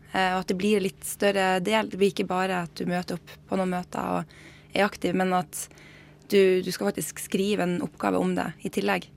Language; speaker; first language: Norwegian; native; Norwegian